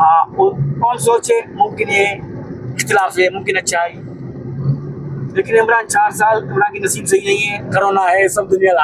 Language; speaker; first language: Hindi; non-native, learner; Baluchi